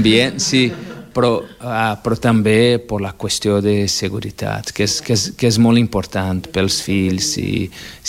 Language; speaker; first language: Catalan; non-native, fluent; Portuguese